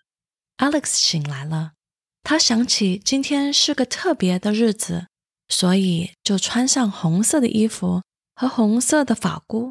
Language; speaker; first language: Chinese; early bilingual, heritage; Chinese